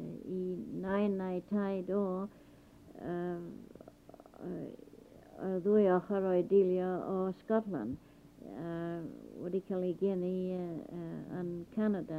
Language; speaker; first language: Welsh; early bilingual, heritage; Welsh